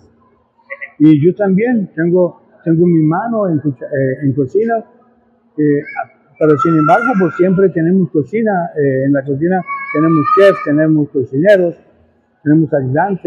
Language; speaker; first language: Spanish; non-native, fluent; Persian